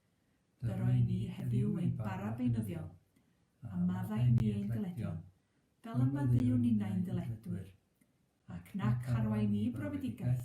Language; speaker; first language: Welsh; native; Welsh